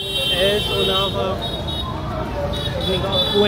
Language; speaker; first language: Spanish; non-native, learner; Hindi